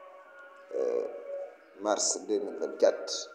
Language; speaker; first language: French; non-native, local second language; Wolof